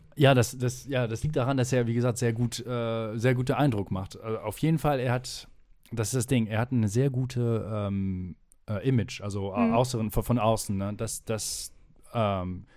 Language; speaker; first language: German; non-native, fluent; French